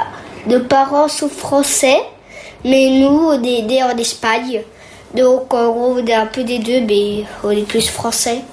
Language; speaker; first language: French; early bilingual, heritage; French